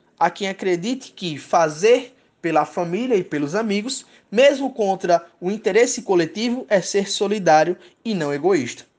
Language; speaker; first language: Portuguese; native; Portuguese